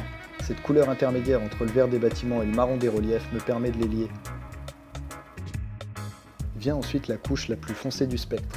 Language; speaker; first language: French; native; French